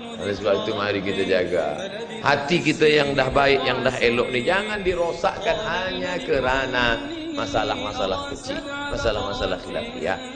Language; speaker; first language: Malay; native; Malay